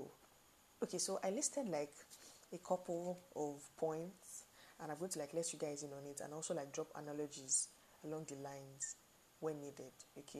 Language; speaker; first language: English; non-native, local second language; Yoruba